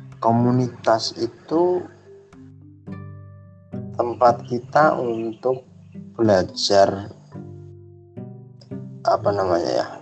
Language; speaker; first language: Indonesian; native; Indonesian